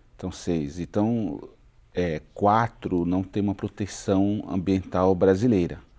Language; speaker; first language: Portuguese; non-native, local second language; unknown